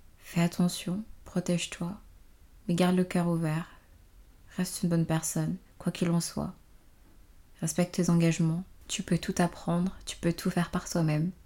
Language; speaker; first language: French; native; French